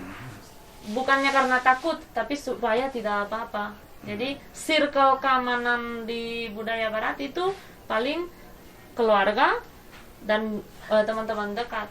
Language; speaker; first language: Indonesian; non-native, fluent; Spanish